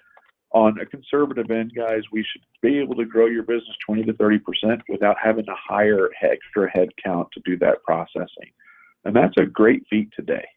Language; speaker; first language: English; native; English